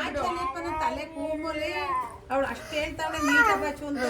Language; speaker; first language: Kannada; native; Kannada